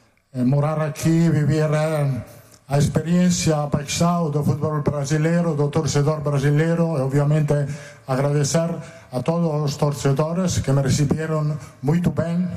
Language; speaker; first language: Portuguese; non-native, fluent; Italian